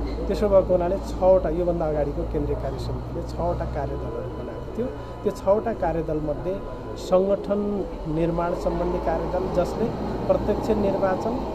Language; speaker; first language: Nepali; native; Nepali